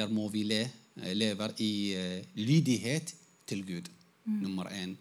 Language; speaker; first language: Norwegian; non-native, fluent; Arabic